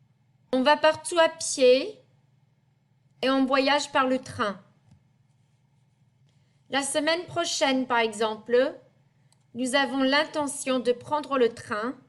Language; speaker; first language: French; non-native, fluent; English